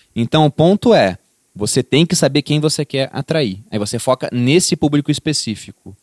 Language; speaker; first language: Portuguese; native; Portuguese